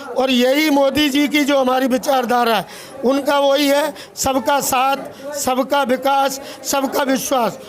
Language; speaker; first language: Hindi; native; Hindi